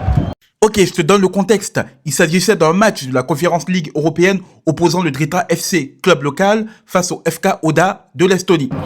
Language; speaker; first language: French; native; French